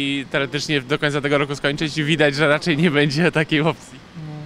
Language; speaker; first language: Polish; native; Polish